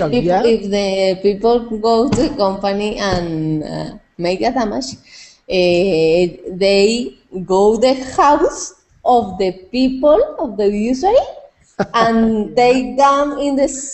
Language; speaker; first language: English; non-native, learner; Spanish